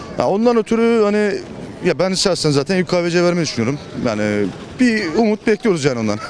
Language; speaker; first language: Turkish; native; Turkish